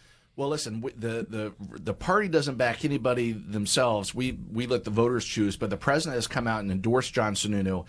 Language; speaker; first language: English; native; English